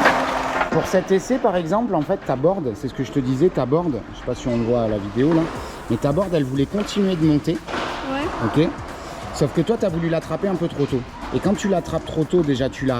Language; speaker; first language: French; native; French